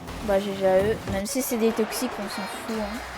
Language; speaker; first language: French; native; French